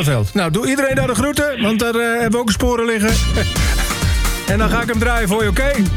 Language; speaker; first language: Dutch; native; Dutch